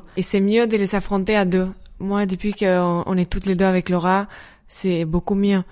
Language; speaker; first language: French; non-native, fluent; Spanish